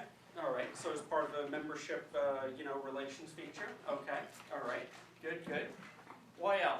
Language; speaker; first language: English; native; English